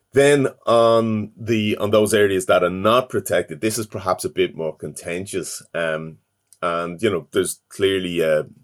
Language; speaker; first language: English; native; English